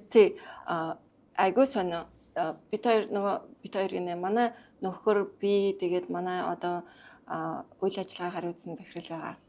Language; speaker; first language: Mongolian; non-native, local second language; Kazakh